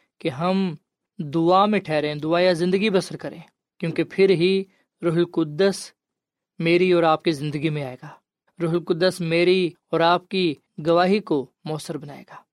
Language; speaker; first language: Urdu; non-native, local second language; Punjabi